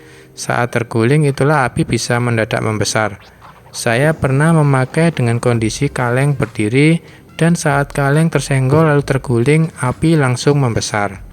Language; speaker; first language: Indonesian; native; Indonesian